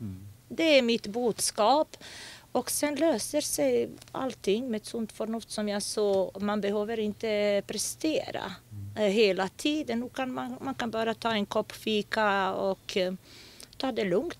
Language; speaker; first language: Swedish; non-native, fluent; Bosnian